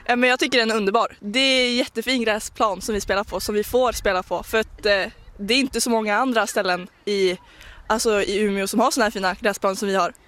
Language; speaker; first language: Swedish; native; Swedish